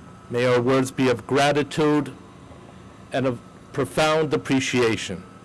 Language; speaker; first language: English; early bilingual, other home language; Spanish